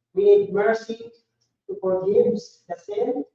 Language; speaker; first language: English; non-native, local second language; Filipino